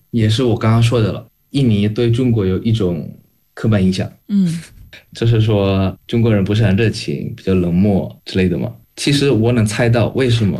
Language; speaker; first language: Chinese; non-native, fluent; Indonesian